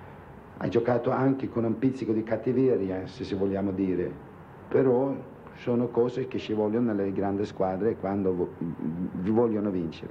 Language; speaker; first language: Italian; non-native, fluent; Swedish